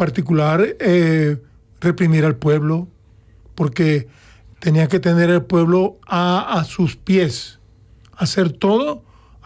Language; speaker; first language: Spanish; native; Spanish